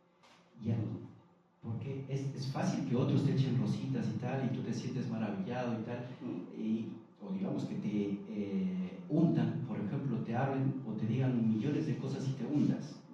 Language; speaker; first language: Spanish; native; Spanish